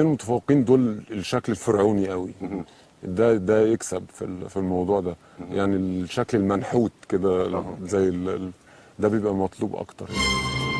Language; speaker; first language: Arabic; native; Arabic